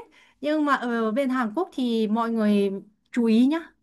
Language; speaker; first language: Vietnamese; non-native, learner; Korean